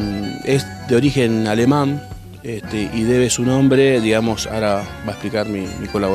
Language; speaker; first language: Spanish; native; Spanish